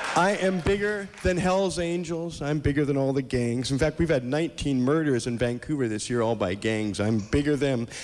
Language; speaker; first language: English; native; English